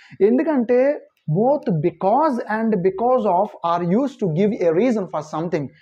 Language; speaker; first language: English; non-native, local second language; Telugu